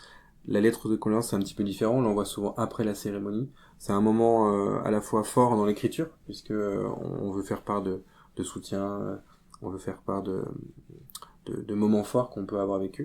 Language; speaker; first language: French; native; French